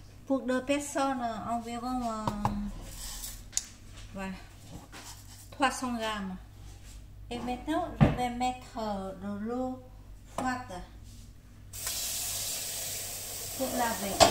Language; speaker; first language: French; non-native, learner; Vietnamese